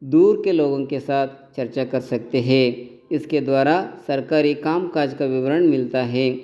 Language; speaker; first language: Hindi; non-native, local second language; Kannada